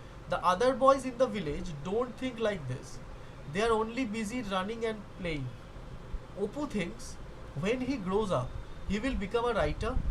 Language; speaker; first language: English; non-native, local second language; Bangla